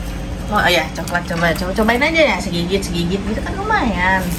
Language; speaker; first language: Indonesian; native; Indonesian